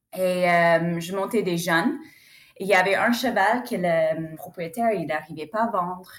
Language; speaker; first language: French; non-native, fluent; English